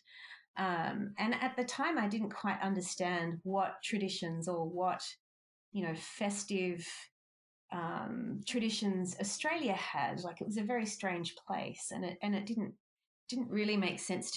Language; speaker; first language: English; native; English